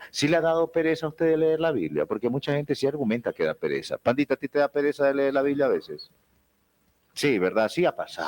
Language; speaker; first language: Spanish; native; Spanish